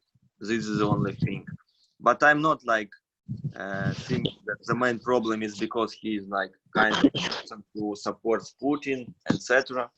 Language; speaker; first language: English; non-native, fluent; Russian